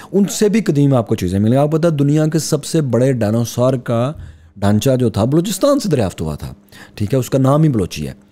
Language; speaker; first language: Urdu; non-native, local second language; Punjabi